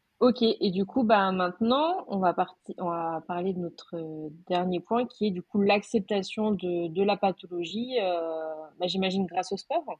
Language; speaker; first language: French; native; French